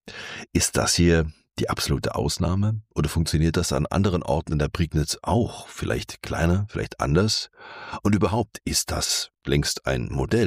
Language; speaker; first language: German; native; German